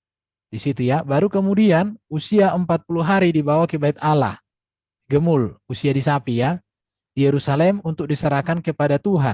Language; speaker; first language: Indonesian; native; Indonesian